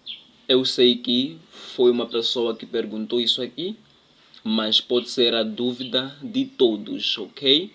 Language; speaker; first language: Portuguese; non-native, local second language; Tsonga